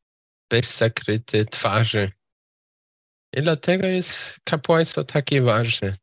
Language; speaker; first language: Polish; non-native, fluent; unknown